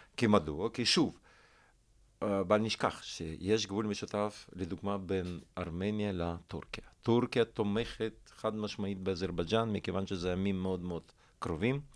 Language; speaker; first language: Hebrew; non-native, fluent; Russian